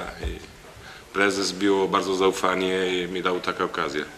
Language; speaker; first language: Polish; non-native, learner; Italian